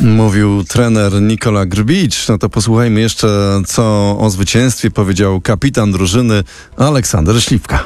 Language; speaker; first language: Polish; native; Polish